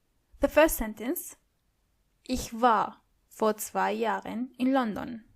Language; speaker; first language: German; non-native, fluent; English